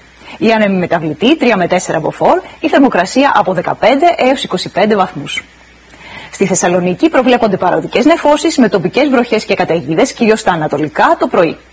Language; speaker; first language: Greek; native; Greek